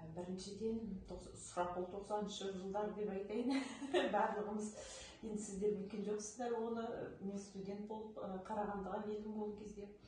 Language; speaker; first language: Kazakh; non-native, local second language; Ukrainian